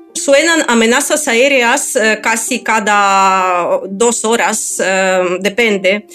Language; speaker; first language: Spanish; non-native, fluent; Ukrainian